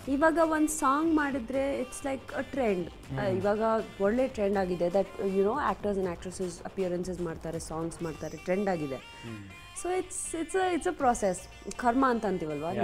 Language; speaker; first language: Kannada; non-native, fluent; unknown